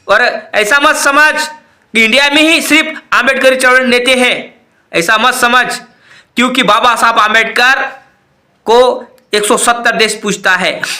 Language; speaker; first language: Hindi; non-native, local second language; Marathi